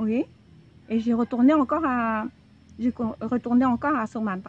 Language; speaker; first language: French; non-native, local second language; Javanese